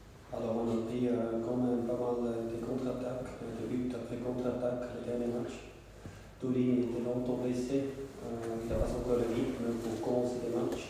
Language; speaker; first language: French; non-native, local second language; German